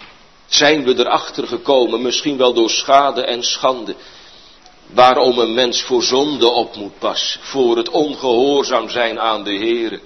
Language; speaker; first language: Dutch; native; Dutch